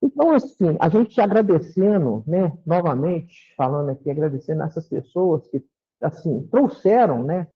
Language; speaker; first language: Portuguese; native; Portuguese